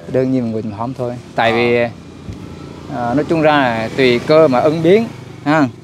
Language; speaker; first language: Vietnamese; non-native, local second language; Eastern Cham